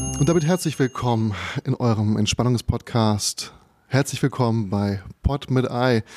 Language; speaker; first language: German; native; German